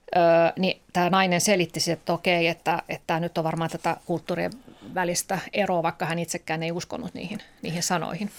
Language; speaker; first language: Finnish; native; Finnish